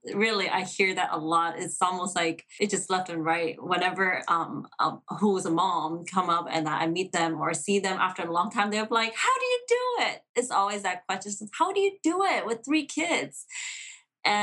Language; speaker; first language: English; non-native, local second language; Cantonese